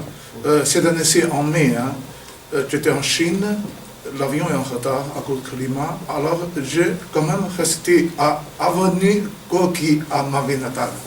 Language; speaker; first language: French; non-native, learner; Chinese